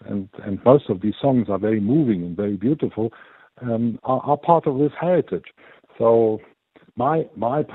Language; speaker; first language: English; non-native, fluent; German